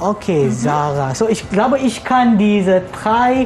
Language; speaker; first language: German; non-native, learner; Malay